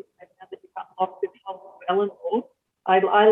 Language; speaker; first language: English; native; English